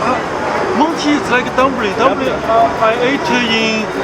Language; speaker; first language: English; non-native, learner; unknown